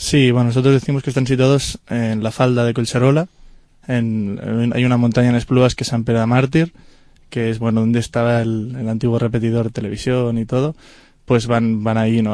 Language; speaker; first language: Spanish; native; Spanish